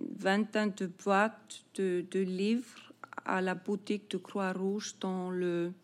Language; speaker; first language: French; non-native, fluent; Icelandic